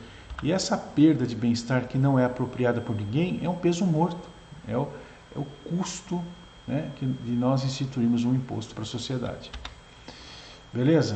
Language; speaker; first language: Portuguese; native; Portuguese